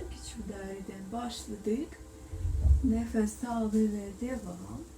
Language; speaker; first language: Turkish; non-native, learner; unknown